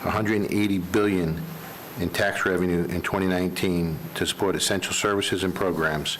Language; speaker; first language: English; native; English